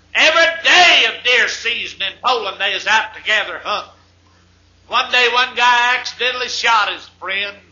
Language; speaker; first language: English; native; English